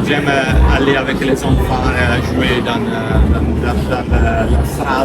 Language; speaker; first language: French; non-native, learner; Italian